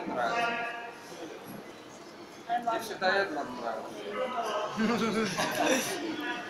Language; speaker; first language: Russian; native; Russian